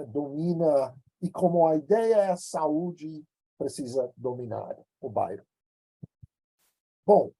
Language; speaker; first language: Portuguese; non-native, fluent; English